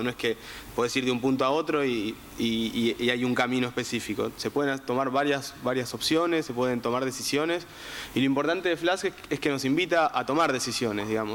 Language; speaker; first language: Spanish; native; Spanish